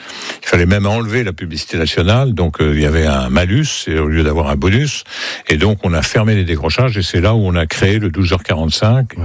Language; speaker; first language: French; native; French